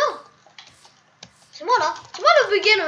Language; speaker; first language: French; native; French